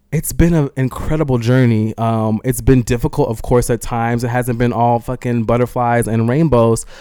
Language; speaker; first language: English; native; English